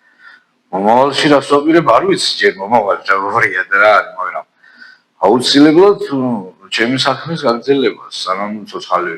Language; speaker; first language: Georgian; native; Georgian